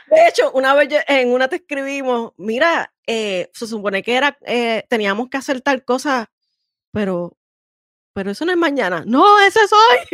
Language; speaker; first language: Spanish; native; Spanish